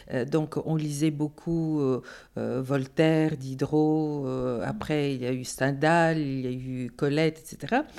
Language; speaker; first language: French; non-native, fluent; Bulgarian